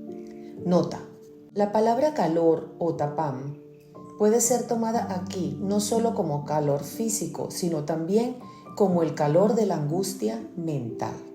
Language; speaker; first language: Spanish; native; Spanish